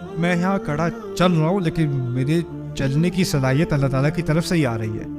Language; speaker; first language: Urdu; early bilingual, heritage; Urdu